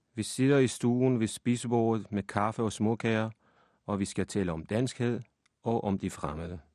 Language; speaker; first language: Danish; native; Danish